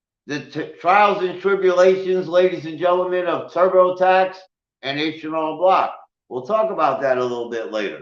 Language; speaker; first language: English; native; English